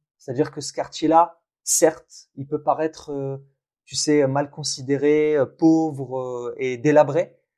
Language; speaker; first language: French; early bilingual, other home language; Arabic